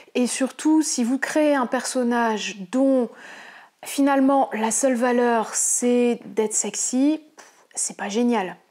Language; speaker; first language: French; native; French